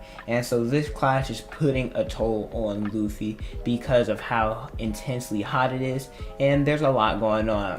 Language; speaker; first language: English; native; English